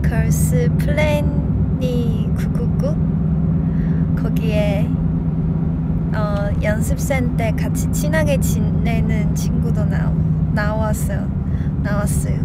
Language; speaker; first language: Korean; non-native, fluent; Chinese